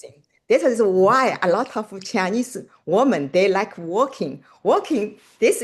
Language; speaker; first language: English; non-native, learner; Chinese